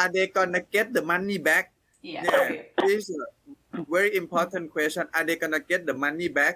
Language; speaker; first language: English; non-native, learner; Thai